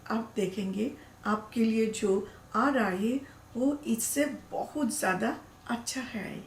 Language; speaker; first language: Hindi; non-native, learner; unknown